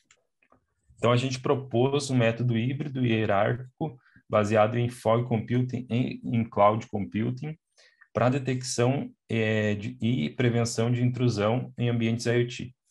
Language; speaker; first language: Portuguese; native; Portuguese